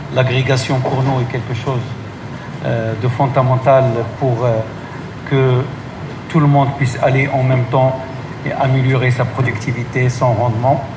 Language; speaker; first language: French; non-native, local second language; Arabic